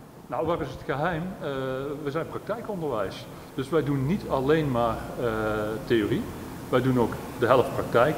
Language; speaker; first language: Dutch; native; Dutch